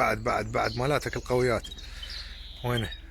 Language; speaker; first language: Arabic; native; Arabic